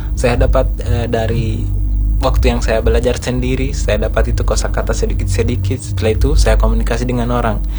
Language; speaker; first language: Indonesian; non-native, learner; Kalenjin